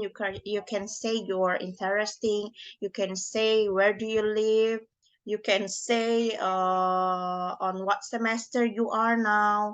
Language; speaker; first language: English; non-native, learner; Indonesian